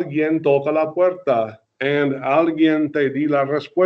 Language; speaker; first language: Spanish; non-native, fluent; English